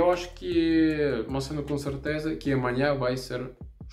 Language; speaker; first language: Portuguese; non-native, learner; Russian